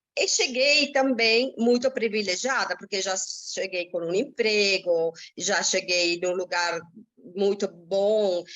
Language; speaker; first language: Portuguese; non-native, fluent; Italian